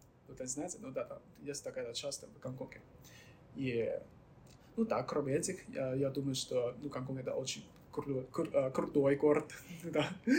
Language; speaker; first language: Russian; non-native, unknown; Chinese